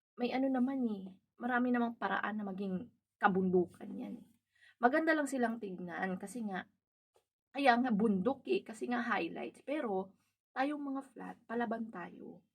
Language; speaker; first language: Filipino; non-native, local second language; Cebuano